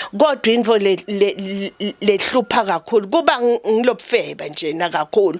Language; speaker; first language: Zulu; non-native, local second language; Swati